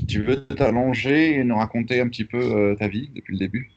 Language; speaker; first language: French; native; French